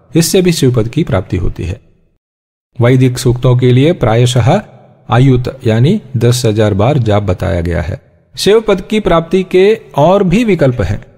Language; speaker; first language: Hindi; native; Hindi